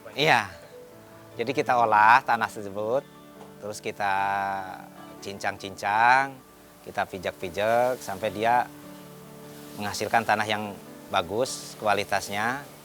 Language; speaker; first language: Indonesian; non-native, local second language; Sundanese